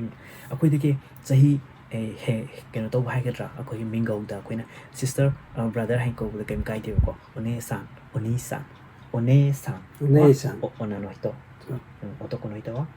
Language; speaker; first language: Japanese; non-native, learner; Manipuri